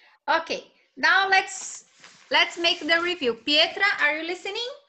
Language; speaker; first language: English; non-native, fluent; Portuguese